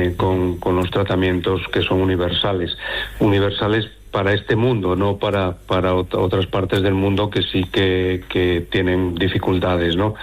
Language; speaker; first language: Spanish; native; Spanish